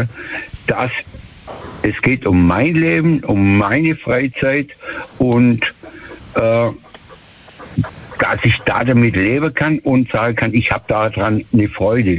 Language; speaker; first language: German; native; German